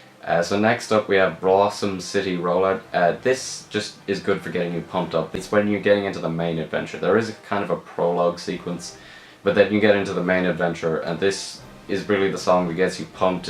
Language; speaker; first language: English; native; English